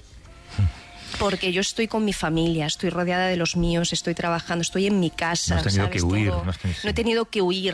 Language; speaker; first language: Spanish; native; Spanish